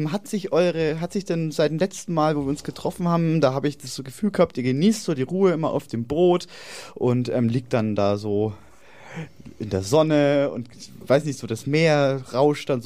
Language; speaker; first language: German; native; German